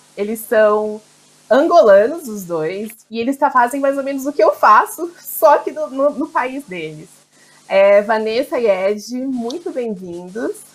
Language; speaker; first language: Portuguese; native; Portuguese